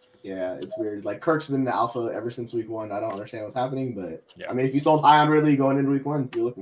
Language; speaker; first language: English; native; English